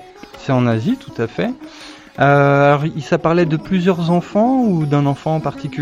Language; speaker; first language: French; native; French